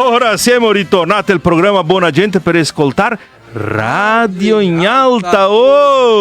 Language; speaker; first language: Italian; early bilingual, heritage; Portuguese